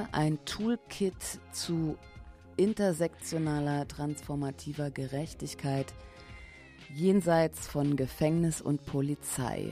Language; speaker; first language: German; native; German